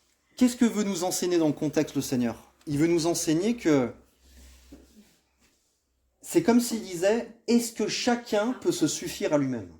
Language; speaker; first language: French; native; French